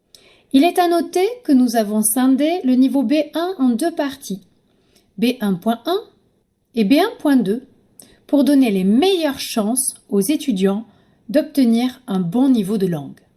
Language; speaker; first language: French; native; French